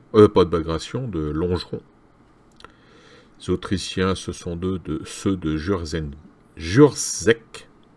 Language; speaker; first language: French; native; French